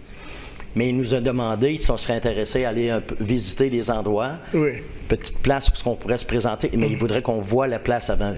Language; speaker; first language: French; native; French